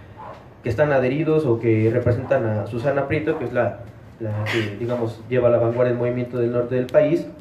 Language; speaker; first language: Spanish; native; Spanish